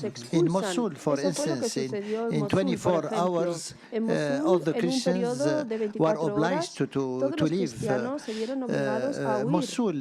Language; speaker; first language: English; non-native, fluent; Arabic